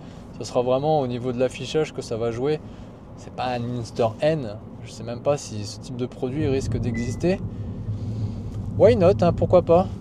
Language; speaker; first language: French; native; French